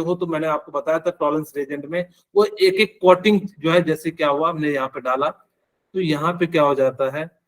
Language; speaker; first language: Hindi; native; Hindi